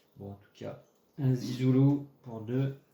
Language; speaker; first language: French; native; French